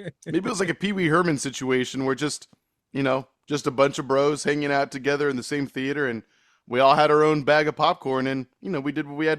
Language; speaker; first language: English; native; English